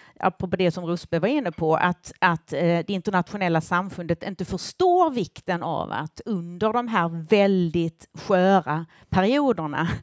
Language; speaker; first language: Swedish; native; Swedish